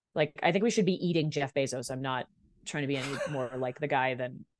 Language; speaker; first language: English; native; English